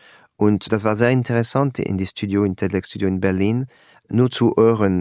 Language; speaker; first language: German; non-native, learner; French